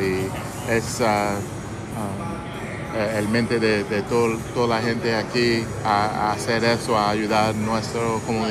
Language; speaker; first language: Spanish; non-native, fluent; English